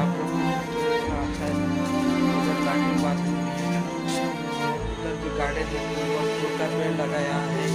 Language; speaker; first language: Hindi; non-native, local second language; Odia